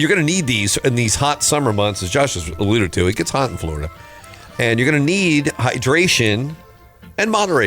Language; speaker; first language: English; native; English